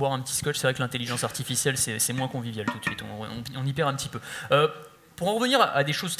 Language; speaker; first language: French; native; French